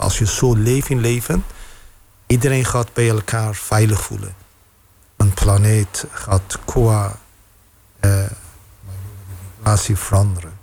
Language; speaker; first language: Dutch; non-native, fluent; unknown